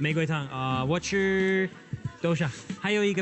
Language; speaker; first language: Chinese; non-native, fluent; English